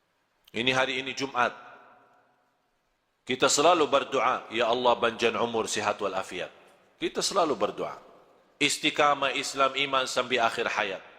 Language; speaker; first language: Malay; non-native, fluent; Arabic